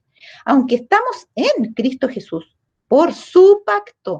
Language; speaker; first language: Spanish; native; Spanish